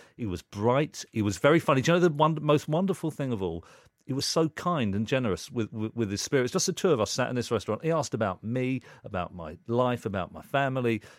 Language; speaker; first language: English; native; English